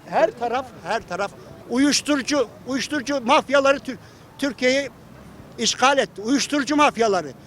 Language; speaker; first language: Turkish; native; Turkish